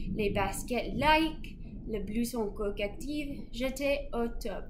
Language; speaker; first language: French; non-native, fluent; English